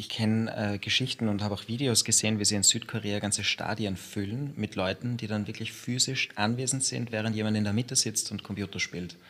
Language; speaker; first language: German; native; German